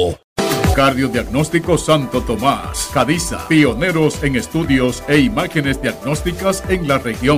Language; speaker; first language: Spanish; native; Spanish